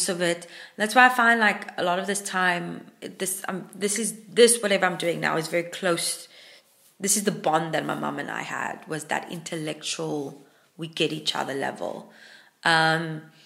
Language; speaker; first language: English; native; English